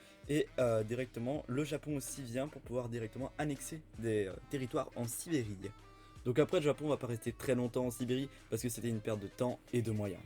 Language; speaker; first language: French; native; French